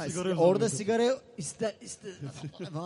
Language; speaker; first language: Turkish; native; Turkish